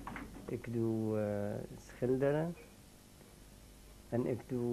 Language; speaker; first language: Dutch; non-native, learner; Arabic